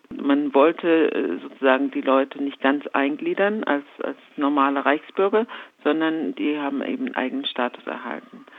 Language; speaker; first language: German; native; German